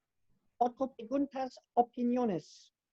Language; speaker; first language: Spanish; non-native, fluent; German